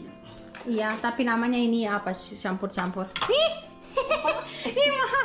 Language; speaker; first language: Indonesian; non-native, learner; Serbian